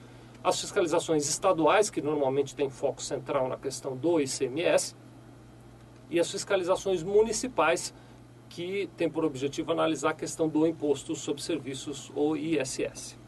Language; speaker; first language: Portuguese; native; Portuguese